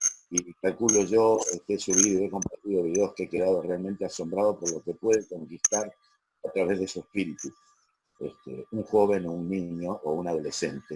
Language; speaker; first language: Spanish; native; Spanish